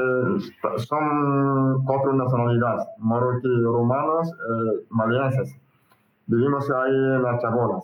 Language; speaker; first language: Spanish; non-native, learner; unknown